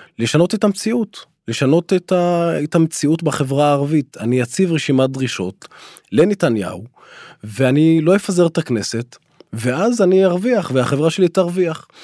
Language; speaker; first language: Hebrew; non-native, local second language; Arabic